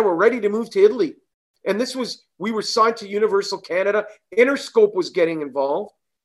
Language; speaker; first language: English; native; English